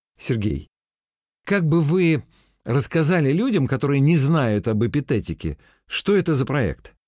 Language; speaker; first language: Russian; native; Russian